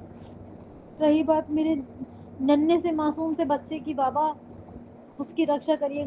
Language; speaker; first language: Hindi; native; Hindi